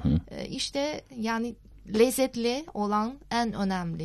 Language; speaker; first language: Turkish; non-native, fluent; Chinese